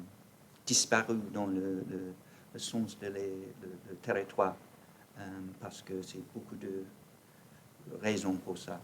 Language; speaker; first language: French; non-native, learner; English